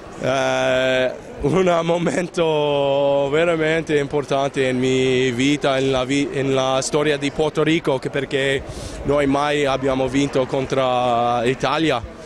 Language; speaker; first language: Italian; non-native, learner; Spanish